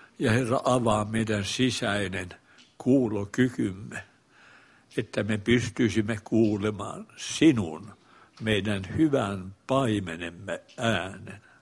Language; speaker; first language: Finnish; native; Finnish